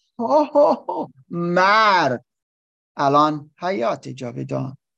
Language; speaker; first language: Persian; non-native, learner; English